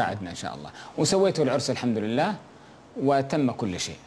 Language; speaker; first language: Arabic; native; Arabic